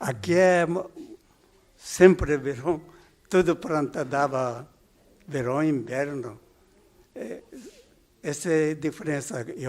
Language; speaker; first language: Portuguese; non-native, learner; Japanese